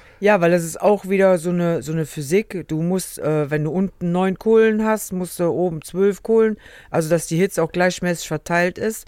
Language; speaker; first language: German; native; German